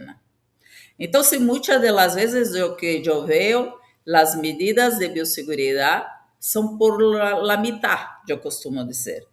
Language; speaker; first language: Spanish; non-native, fluent; Portuguese